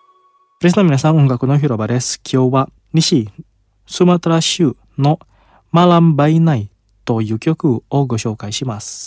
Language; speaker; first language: Japanese; non-native, fluent; Indonesian